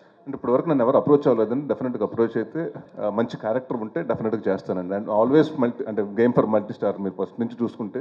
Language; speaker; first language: Telugu; native; Telugu